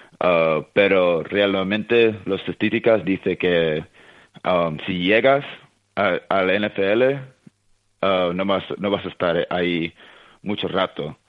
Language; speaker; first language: Spanish; early bilingual, heritage; Spanish